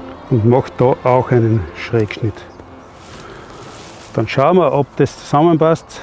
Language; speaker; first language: German; native; German